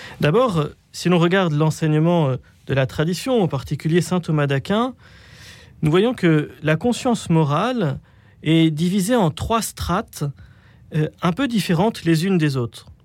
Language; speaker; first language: French; native; French